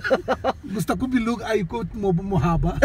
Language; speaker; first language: Filipino; non-native, learner; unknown